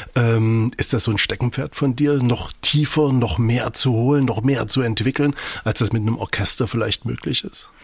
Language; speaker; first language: German; native; German